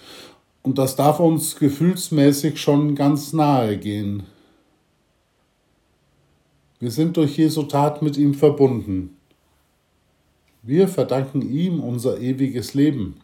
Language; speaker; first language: German; native; German